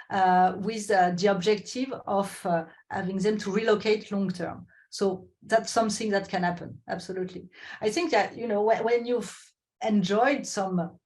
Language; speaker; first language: English; non-native, fluent; French